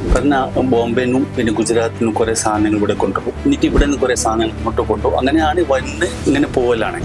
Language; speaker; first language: Malayalam; non-native, local second language; Gujarati